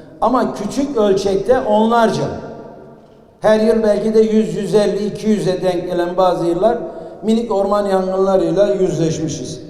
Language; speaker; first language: Turkish; native; Turkish